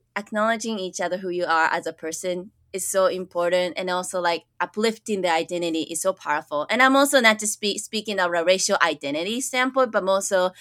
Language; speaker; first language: English; early bilingual, other home language; Japanese